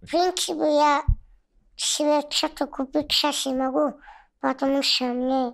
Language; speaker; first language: Russian; non-native, local second language; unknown